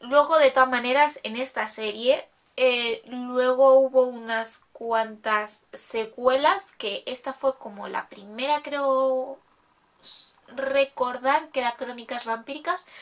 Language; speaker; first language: Spanish; native; Spanish